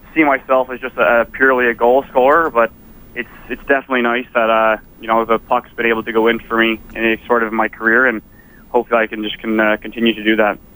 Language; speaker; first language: English; native; English